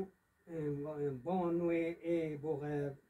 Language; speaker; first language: French; non-native, learner; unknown